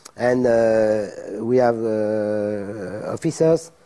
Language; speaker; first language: English; non-native, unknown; French